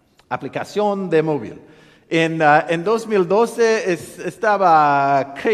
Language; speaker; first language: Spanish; non-native, learner; English